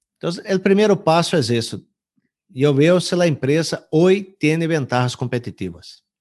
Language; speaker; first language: Spanish; non-native, fluent; Portuguese